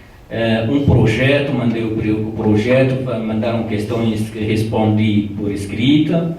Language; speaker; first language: Portuguese; non-native, fluent; Tamasheq